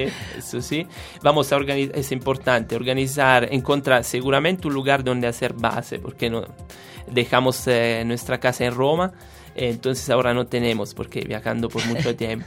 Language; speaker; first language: Spanish; non-native, fluent; Italian